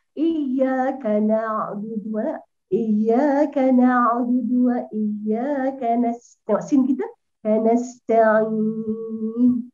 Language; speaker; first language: Malay; native; Malay